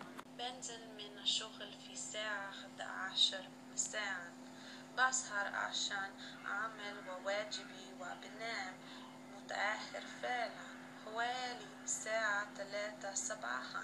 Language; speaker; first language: Arabic; non-native, learner; English